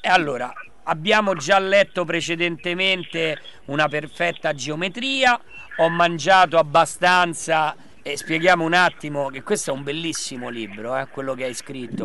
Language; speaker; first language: Italian; native; Italian